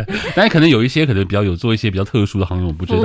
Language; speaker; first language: Chinese; native; Chinese